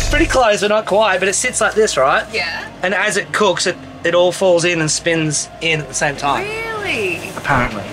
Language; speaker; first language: English; native; English